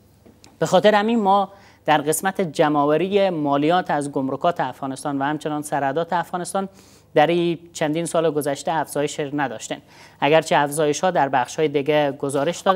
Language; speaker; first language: Persian; native; Persian